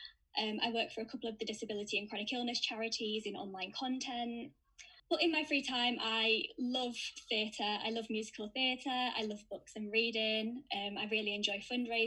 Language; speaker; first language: English; native; English